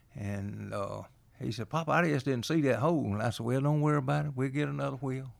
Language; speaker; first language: English; native; English